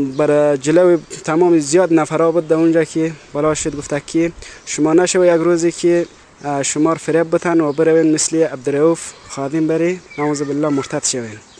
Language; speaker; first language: Persian; native; Persian